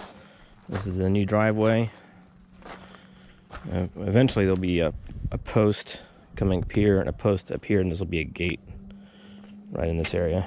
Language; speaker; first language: English; native; English